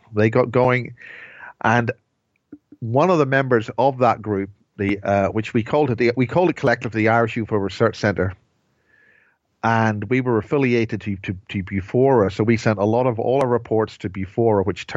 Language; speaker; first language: English; native; English